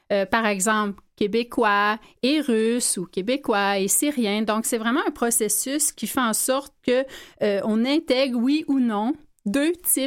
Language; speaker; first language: French; native; French